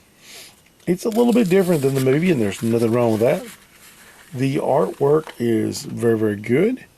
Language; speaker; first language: English; native; English